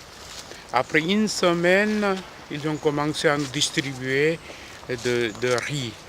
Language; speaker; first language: French; non-native, fluent; Korean